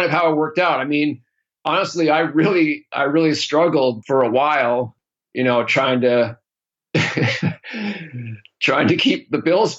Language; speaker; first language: English; native; English